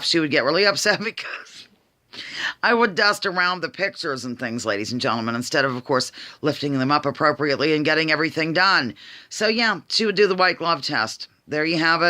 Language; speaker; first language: English; native; English